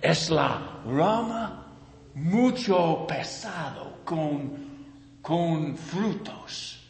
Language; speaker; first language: Spanish; non-native, learner; English